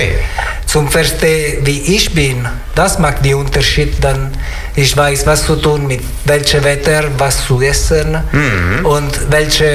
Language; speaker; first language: German; non-native, learner; Italian